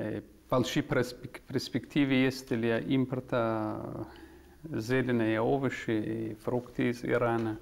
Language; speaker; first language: Russian; non-native, fluent; Persian